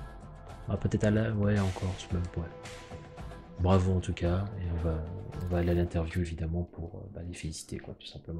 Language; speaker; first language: French; native; French